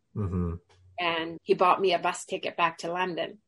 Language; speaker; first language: English; early bilingual, other home language; Swedish